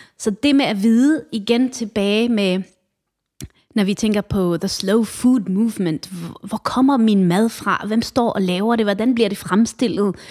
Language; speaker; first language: Danish; early bilingual, other home language; Arabic